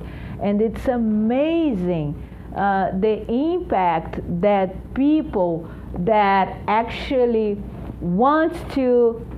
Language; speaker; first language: English; non-native, fluent; Portuguese